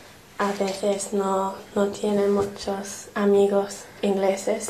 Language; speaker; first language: Spanish; non-native, fluent; English